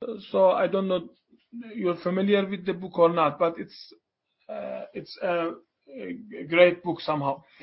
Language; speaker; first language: English; non-native, fluent; Persian